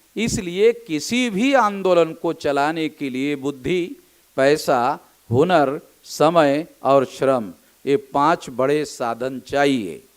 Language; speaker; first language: Hindi; non-native, local second language; Marathi